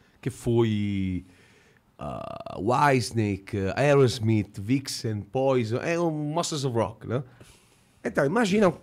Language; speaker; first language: Portuguese; non-native, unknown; Italian